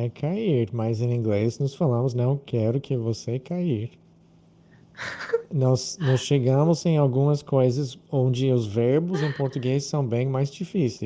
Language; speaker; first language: Portuguese; non-native, fluent; English